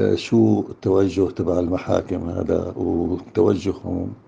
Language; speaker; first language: Arabic; native; Arabic